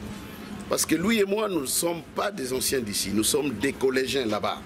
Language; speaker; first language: French; non-native, local second language; Kongo